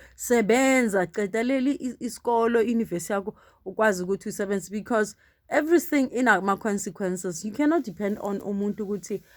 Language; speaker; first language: Zulu; non-native, local second language; Southern Sotho